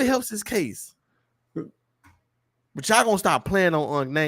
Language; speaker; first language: English; native; English